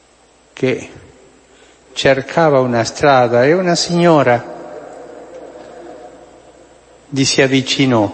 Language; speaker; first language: Italian; non-native, fluent; Spanish